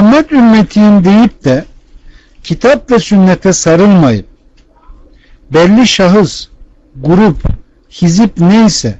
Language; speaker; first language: Turkish; native; Turkish